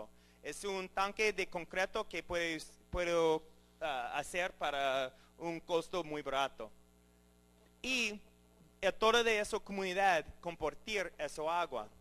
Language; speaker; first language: Spanish; non-native, learner; English